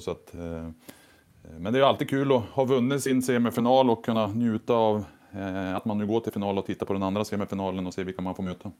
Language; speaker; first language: Swedish; native; Swedish